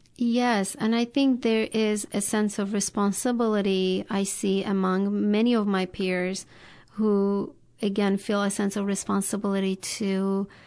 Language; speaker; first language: English; non-native, fluent; Turkish